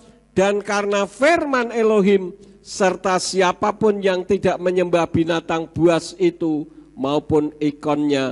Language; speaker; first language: Indonesian; native; Indonesian